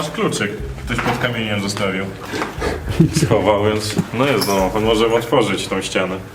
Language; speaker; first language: Polish; native; Polish